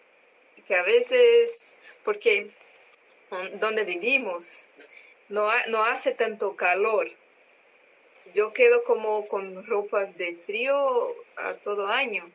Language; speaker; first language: Spanish; non-native, learner; Portuguese